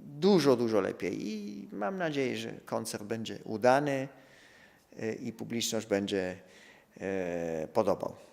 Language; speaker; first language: Polish; non-native, fluent; Italian